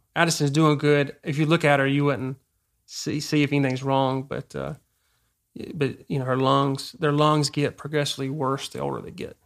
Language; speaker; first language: English; native; English